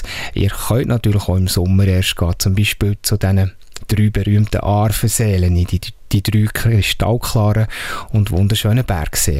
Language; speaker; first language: German; native; German